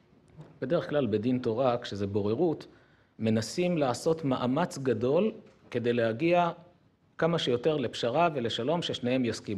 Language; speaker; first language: Hebrew; native; Hebrew